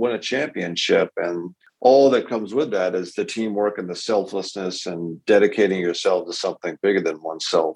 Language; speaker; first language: English; native; English